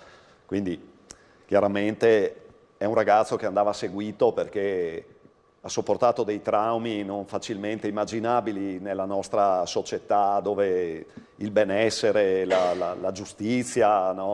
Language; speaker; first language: Italian; native; Italian